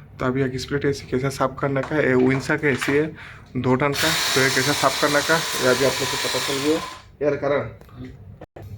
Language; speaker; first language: Hindi; non-native, learner; Bangla